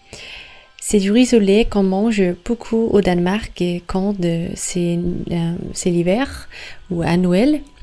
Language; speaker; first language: French; non-native, fluent; Danish